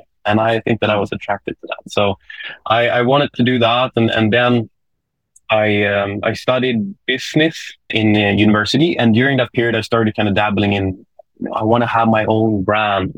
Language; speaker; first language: English; non-native, fluent; Swedish